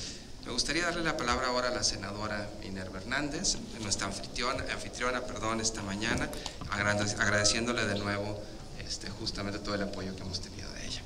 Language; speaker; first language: Spanish; native; Spanish